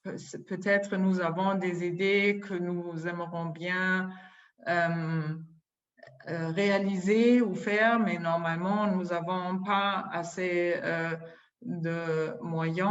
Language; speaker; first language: French; non-native, fluent; German